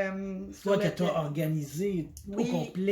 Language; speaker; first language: French; native; French